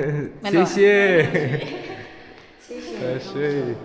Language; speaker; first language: Chinese; non-native, learner; Turkmen